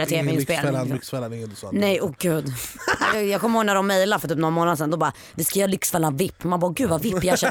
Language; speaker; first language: Swedish; native; Swedish